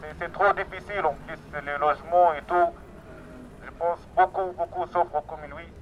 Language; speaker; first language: French; non-native, learner; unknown